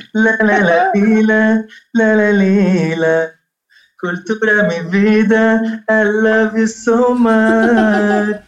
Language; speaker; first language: Spanish; early bilingual, other home language; Hebrew